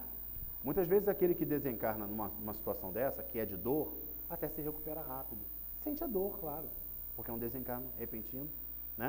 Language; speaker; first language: Portuguese; native; Portuguese